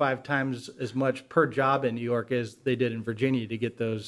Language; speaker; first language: English; native; English